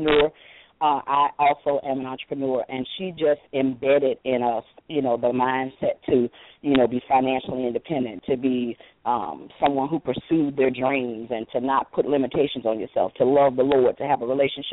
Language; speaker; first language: English; native; English